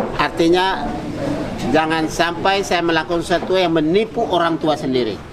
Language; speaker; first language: Indonesian; native; Indonesian